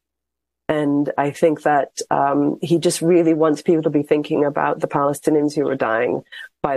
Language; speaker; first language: English; native; English